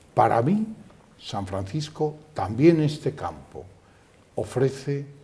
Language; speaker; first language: Spanish; native; Spanish